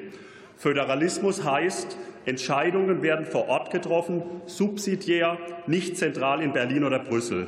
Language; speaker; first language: German; native; German